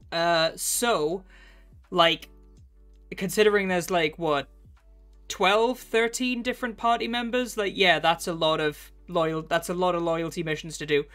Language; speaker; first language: English; native; English